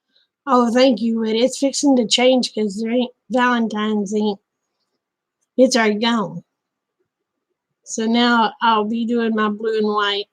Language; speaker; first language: English; native; English